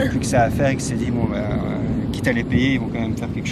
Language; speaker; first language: French; native; French